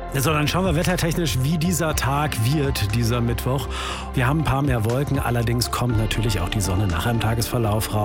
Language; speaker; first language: German; native; German